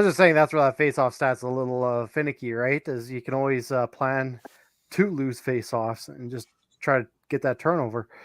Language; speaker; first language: English; native; English